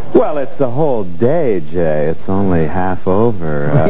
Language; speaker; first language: English; native; English